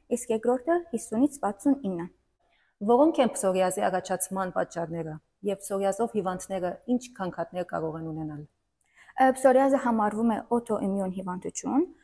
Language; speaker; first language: Armenian; native; Armenian